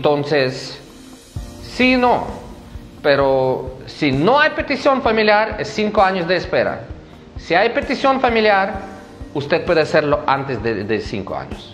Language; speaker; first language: Spanish; non-native, fluent; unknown